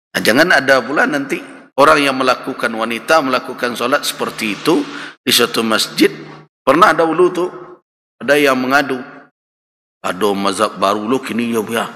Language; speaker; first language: Malay; non-native, local second language; Minangkabau